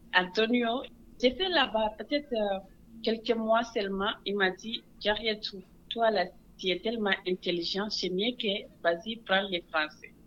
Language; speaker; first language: French; non-native, local second language; Wolof